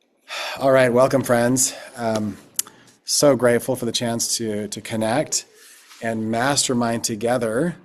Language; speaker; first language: English; native; English